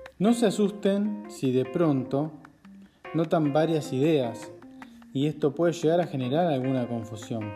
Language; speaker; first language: Spanish; native; Spanish